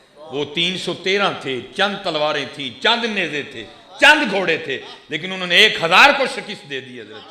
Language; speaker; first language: Urdu; non-native, local second language; Punjabi